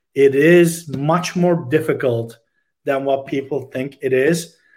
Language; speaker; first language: English; non-native, fluent; Turkish